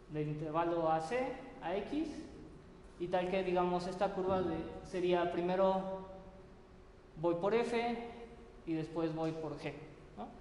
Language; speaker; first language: Spanish; native; Spanish